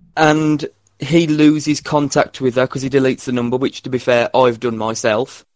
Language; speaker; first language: English; native; English